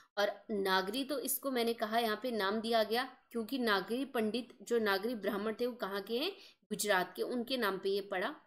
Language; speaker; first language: Hindi; native; Hindi